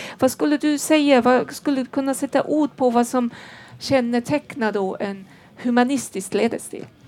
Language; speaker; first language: Swedish; non-native, fluent; German